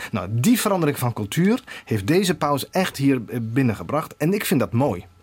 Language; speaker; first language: Dutch; native; Dutch